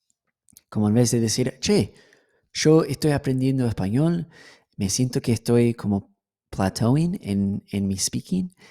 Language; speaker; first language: Spanish; non-native, fluent; English